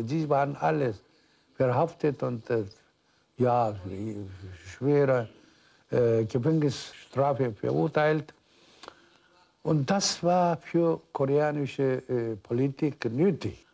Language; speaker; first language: German; non-native, fluent; Korean